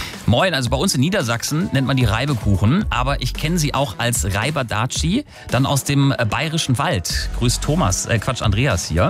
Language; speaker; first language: German; native; German